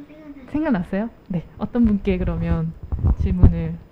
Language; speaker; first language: Korean; native; Korean